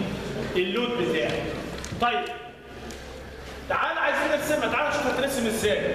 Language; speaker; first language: Arabic; native; Arabic